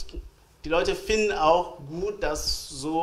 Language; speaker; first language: German; non-native, fluent; French